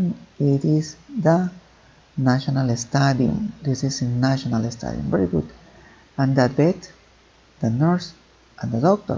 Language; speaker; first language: English; non-native, fluent; Spanish